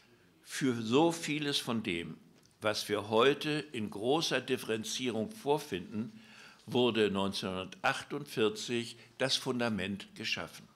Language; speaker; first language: German; native; German